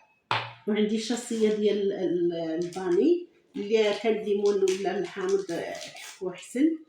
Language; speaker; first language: Arabic; native; Arabic